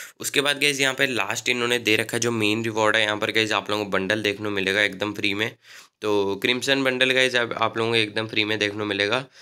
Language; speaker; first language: Hindi; native; Hindi